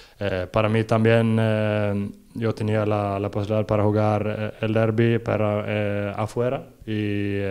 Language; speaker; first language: Spanish; non-native, learner; Norwegian